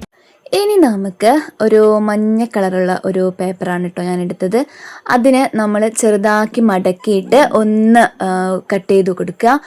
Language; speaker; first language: Malayalam; native; Malayalam